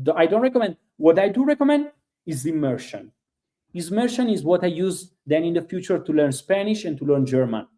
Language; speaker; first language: English; non-native, fluent; Italian